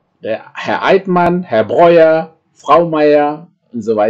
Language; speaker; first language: German; non-native, fluent; Indonesian